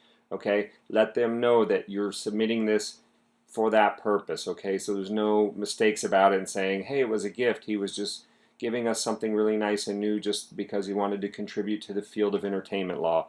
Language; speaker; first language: English; native; English